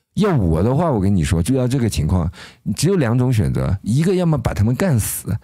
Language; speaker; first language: Chinese; native; Chinese